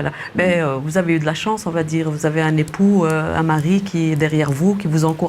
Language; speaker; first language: French; native; French